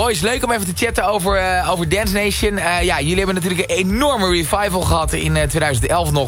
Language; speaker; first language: Dutch; native; Dutch